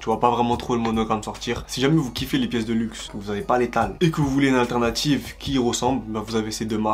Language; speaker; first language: French; native; French